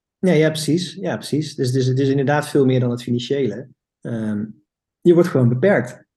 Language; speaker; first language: Dutch; native; Dutch